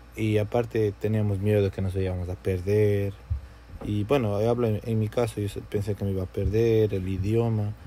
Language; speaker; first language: Spanish; native; Spanish